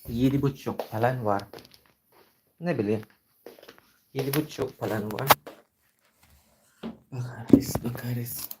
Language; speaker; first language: Turkish; non-native, learner; Filipino